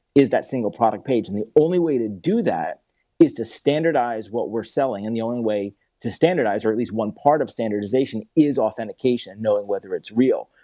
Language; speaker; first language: English; native; English